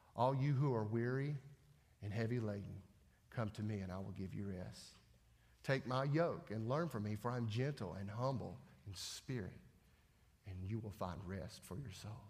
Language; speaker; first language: English; native; English